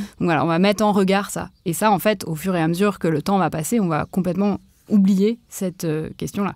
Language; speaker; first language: French; native; French